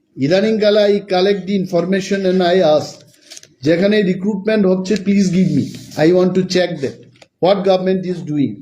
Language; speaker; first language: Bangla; non-native, local second language; Kok Borok